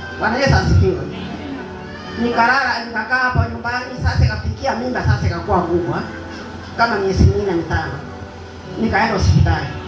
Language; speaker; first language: Swahili; non-native, local second language; Gusii